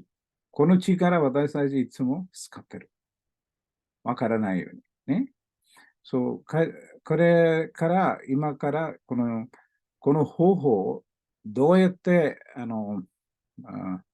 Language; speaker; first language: Japanese; non-native, learner; Malayalam